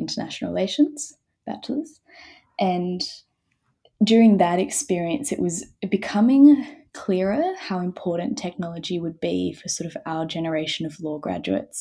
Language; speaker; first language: English; native; English